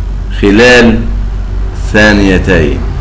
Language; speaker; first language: Arabic; native; Arabic